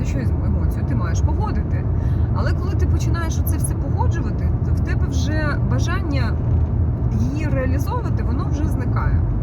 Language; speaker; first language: Ukrainian; non-native, local second language; Russian